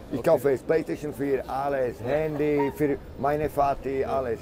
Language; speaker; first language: German; non-native, learner; Czech